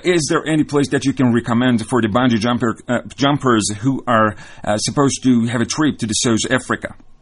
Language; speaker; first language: English; non-native, fluent; Persian